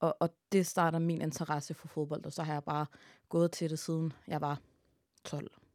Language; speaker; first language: Danish; early bilingual, other home language; Arabic